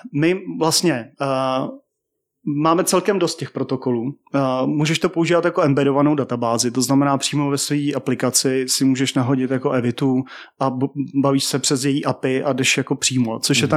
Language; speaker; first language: Czech; native; Czech